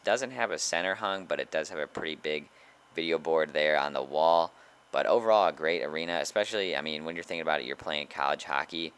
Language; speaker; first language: English; native; English